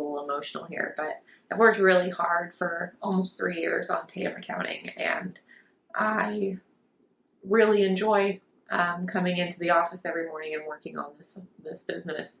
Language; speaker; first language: English; native; English